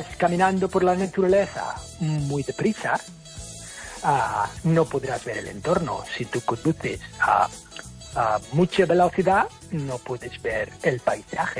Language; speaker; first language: Spanish; non-native, fluent; English